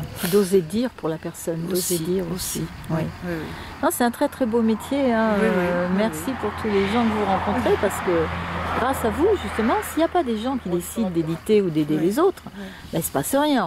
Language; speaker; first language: French; native; French